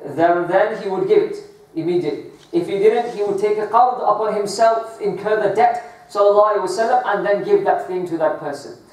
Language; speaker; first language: English; early bilingual, other home language; Urdu